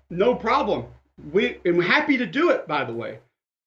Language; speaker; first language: English; native; English